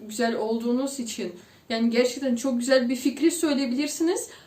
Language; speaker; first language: Turkish; non-native, fluent; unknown